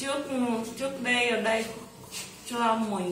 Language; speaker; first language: Vietnamese; non-native, learner; Portuguese